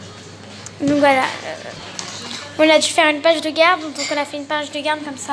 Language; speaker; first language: French; early bilingual, other home language; Arabic